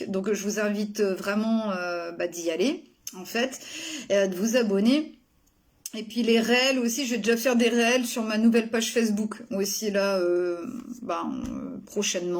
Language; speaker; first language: French; native; French